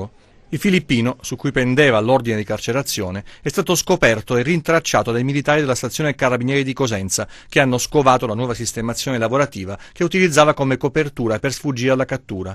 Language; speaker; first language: Italian; native; Italian